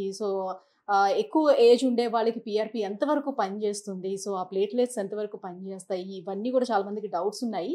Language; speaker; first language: Telugu; native; Telugu